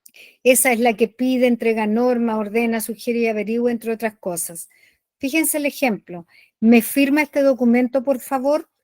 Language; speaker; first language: Spanish; native; Spanish